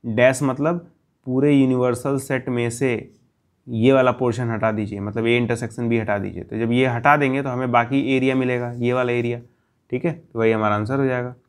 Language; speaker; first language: Hindi; native; Hindi